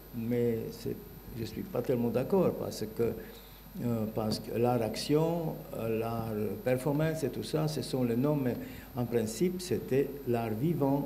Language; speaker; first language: French; non-native, learner; Bulgarian